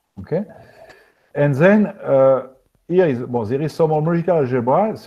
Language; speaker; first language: English; non-native, fluent; French